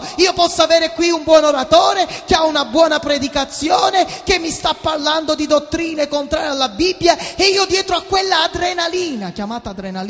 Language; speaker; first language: Italian; native; Italian